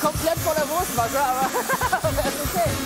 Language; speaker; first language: German; native; German